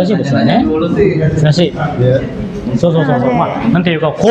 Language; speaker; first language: Japanese; non-native, fluent; Indonesian